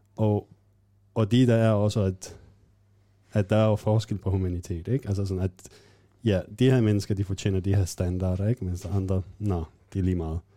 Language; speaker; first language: Danish; non-native, fluent; Arabic